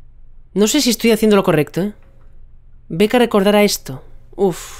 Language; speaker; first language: Spanish; native; Spanish